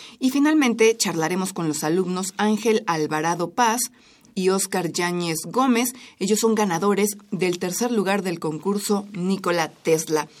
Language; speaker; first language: Spanish; native; Spanish